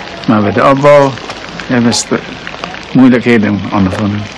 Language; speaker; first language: Dutch; non-native, local second language; Minangkabau